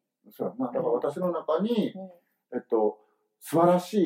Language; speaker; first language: Japanese; native; Japanese